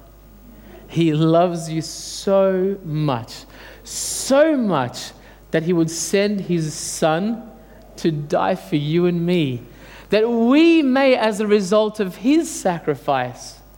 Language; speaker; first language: English; early bilingual, other home language; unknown